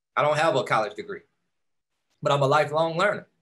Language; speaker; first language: English; native; English